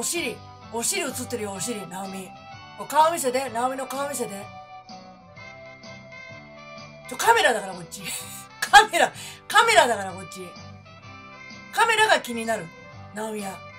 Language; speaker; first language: Japanese; native; Japanese